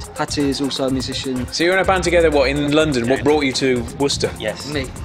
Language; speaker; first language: English; native; English